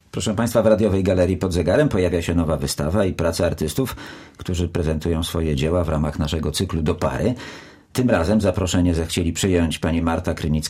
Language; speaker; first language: Polish; native; Polish